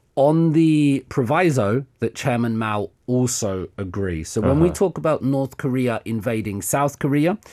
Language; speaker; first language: English; native; English